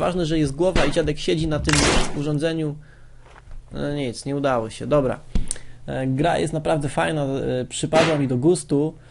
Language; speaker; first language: Polish; native; Polish